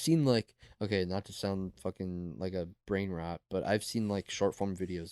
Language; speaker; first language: English; native; English